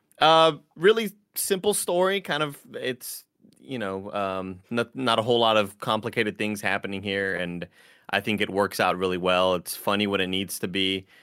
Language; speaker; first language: English; native; English